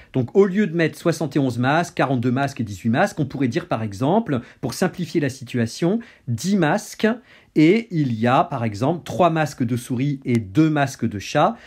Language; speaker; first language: French; native; French